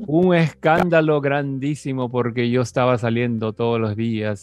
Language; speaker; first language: English; native; English